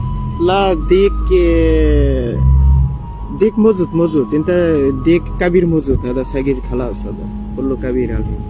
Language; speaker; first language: Arabic; non-native, learner; Bangla